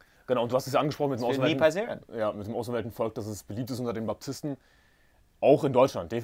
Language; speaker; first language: German; native; German